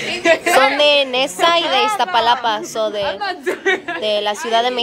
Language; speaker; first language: Spanish; early bilingual, other home language; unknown